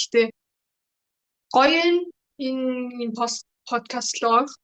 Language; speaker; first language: Mongolian; early bilingual, heritage; Mongolian